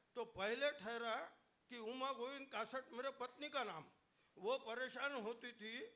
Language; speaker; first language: Hindi; non-native, local second language; Marathi